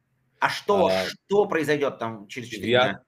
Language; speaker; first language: Russian; native; Russian